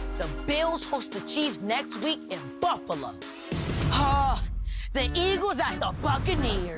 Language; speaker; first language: English; native; English